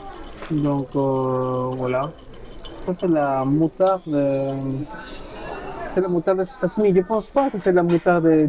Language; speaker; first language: French; non-native, fluent; Spanish